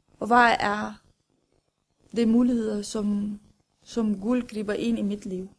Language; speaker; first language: Danish; non-native, fluent; Romanian